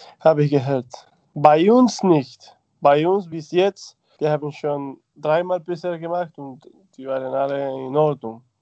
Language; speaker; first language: German; non-native, fluent; Spanish